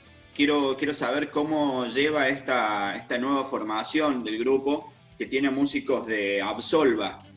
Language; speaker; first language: Spanish; native; Spanish